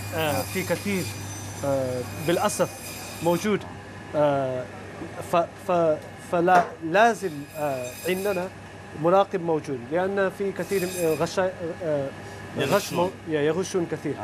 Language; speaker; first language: Arabic; non-native, learner; Urdu